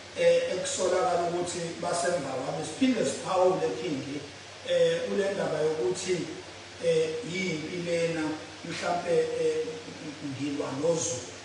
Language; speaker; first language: Zulu; native; Zulu